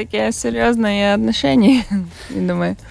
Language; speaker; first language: Russian; non-native, local second language; Latvian